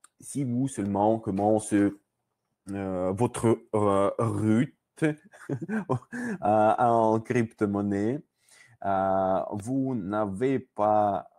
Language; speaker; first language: French; non-native, learner; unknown